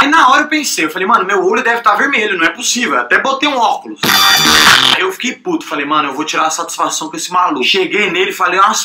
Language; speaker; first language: Portuguese; native; Portuguese